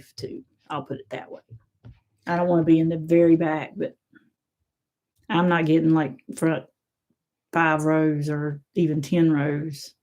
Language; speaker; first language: English; native; English